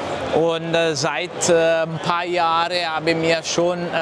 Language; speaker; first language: German; non-native, learner; Italian